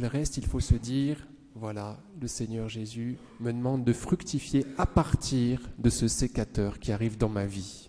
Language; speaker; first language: French; native; French